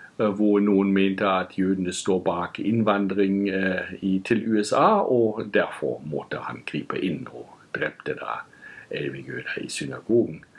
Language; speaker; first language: Norwegian; non-native, fluent; German